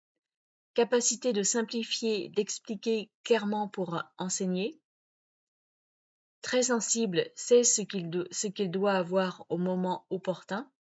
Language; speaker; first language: French; native; French